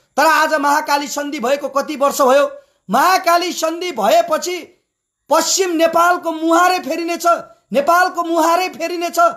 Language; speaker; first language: Nepali; native; Nepali